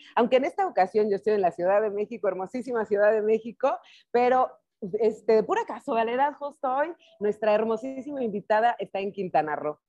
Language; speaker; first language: Spanish; native; Spanish